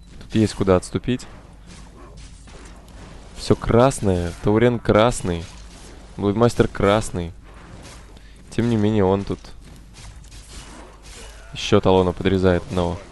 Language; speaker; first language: Russian; native; Russian